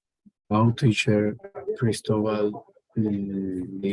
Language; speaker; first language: English; non-native, learner; Spanish